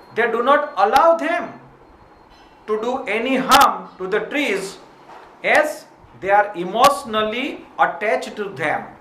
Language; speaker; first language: English; non-native, local second language; Gujarati